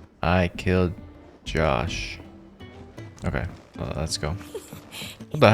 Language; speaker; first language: English; native; English